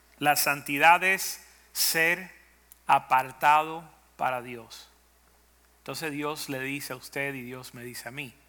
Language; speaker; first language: Spanish; native; Spanish